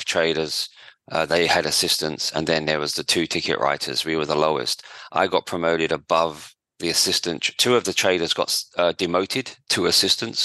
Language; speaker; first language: English; native; English